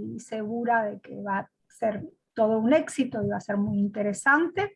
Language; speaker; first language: Spanish; non-native, fluent; Greek